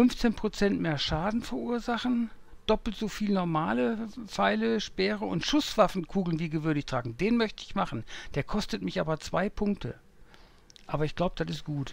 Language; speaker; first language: German; native; German